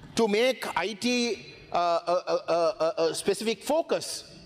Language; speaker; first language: English; non-native, local second language; Tamil